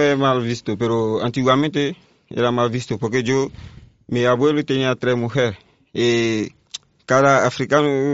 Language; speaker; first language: Spanish; non-native, learner; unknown